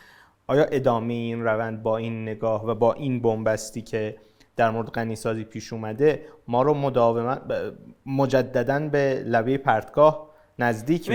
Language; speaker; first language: Persian; native; Persian